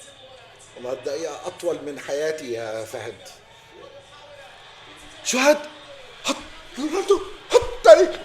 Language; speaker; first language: Arabic; native; Arabic